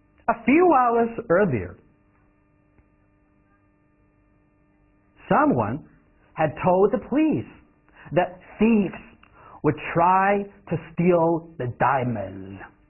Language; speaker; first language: English; non-native, fluent; Chinese